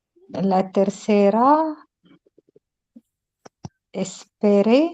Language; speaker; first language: Spanish; non-native, learner; Arabic